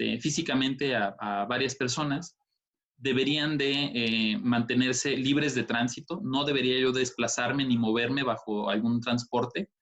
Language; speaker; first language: Spanish; native; Spanish